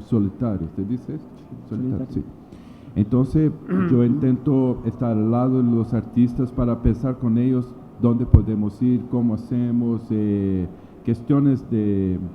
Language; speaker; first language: Spanish; non-native, learner; Portuguese